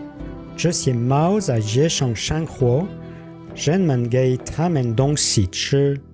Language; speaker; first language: Chinese; non-native, learner; French